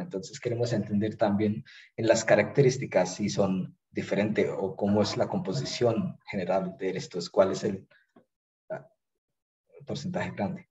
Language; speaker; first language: Spanish; non-native, fluent; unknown